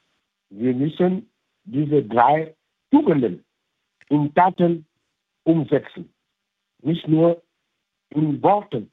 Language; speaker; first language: German; non-native, local second language; French